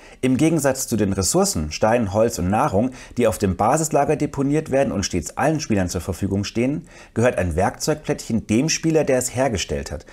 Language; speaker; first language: German; native; German